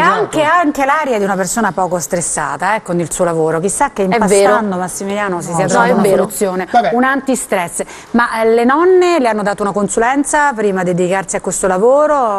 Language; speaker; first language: Italian; native; Italian